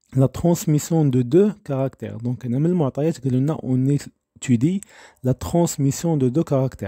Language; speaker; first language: French; non-native, local second language; Arabic